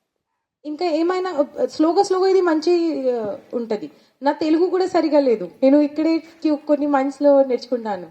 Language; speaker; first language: Telugu; non-native, learner; Hindi